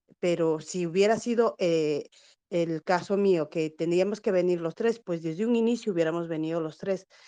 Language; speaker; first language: Spanish; native; Spanish